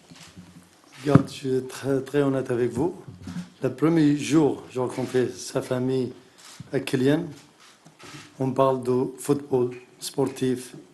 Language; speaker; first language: French; non-native, learner; Arabic